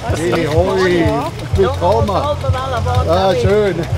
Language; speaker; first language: German; native; German